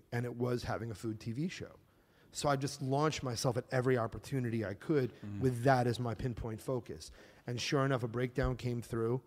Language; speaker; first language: English; native; English